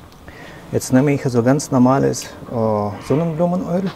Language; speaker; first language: German; non-native, fluent; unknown